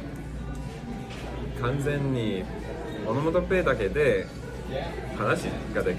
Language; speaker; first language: Japanese; non-native, learner; English